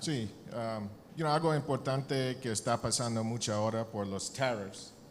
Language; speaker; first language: Spanish; non-native, learner; English